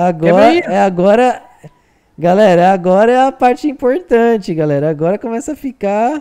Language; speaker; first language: Portuguese; native; Portuguese